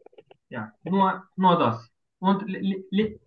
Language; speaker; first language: German; non-native, learner; Turkish